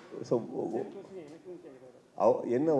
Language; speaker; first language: Tamil; non-native, learner; Kannada